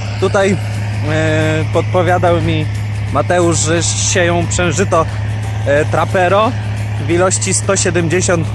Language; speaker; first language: Polish; native; Polish